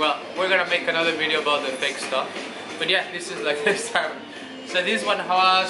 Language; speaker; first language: English; non-native, fluent; Spanish